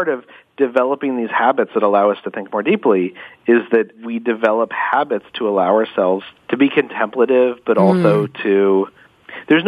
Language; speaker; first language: English; native; English